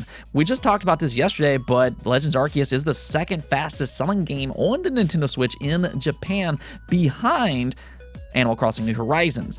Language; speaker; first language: English; native; English